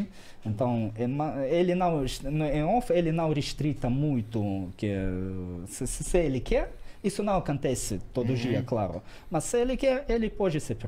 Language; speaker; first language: Portuguese; non-native, learner; Russian